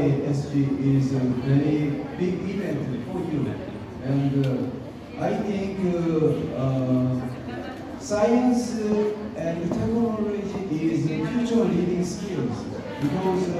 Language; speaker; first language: English; non-native, learner; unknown